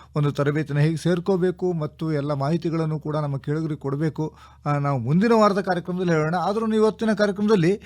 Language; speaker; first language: Kannada; native; Kannada